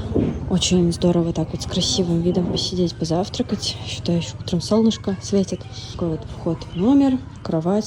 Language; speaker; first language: Russian; native; Russian